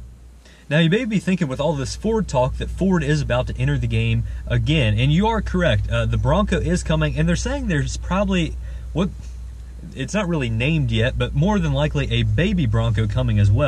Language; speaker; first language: English; native; English